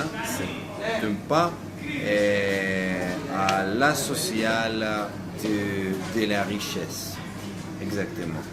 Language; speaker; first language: French; non-native, fluent; Greek